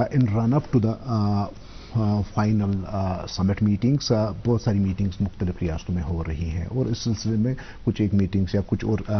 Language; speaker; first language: Hindi; non-native, local second language; Kashmiri